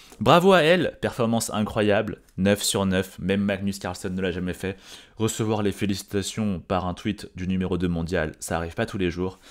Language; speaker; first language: French; native; French